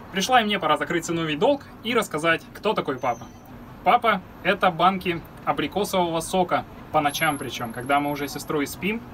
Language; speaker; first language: Russian; native; Russian